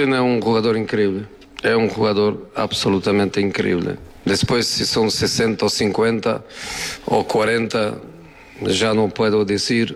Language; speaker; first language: Spanish; non-native, fluent; Portuguese